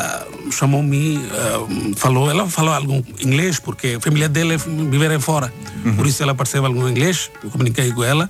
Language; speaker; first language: Portuguese; non-native, learner; Bangla